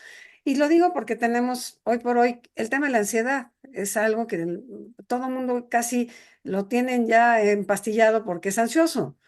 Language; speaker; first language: Spanish; native; Spanish